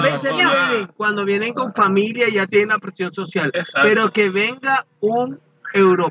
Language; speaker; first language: Spanish; native; Spanish